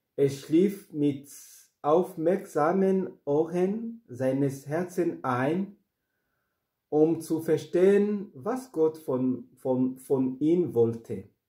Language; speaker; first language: German; non-native, fluent; Rundi